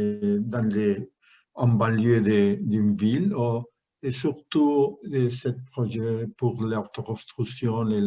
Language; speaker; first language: French; non-native, learner; Spanish